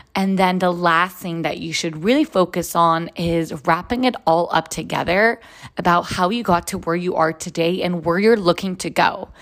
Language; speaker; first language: English; non-native, fluent; Hebrew